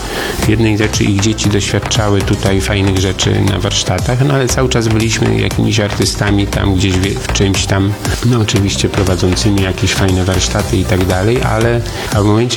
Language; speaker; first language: Polish; native; Polish